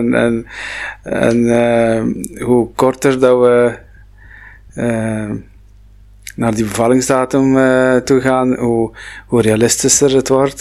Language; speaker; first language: Dutch; non-native, local second language; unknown